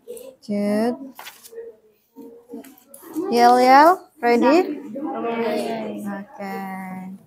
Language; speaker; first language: English; non-native, learner; Indonesian